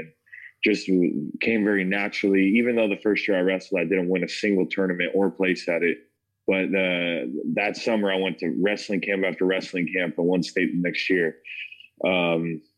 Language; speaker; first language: English; native; English